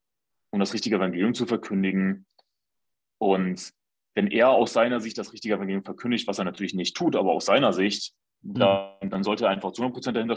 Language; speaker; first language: German; native; German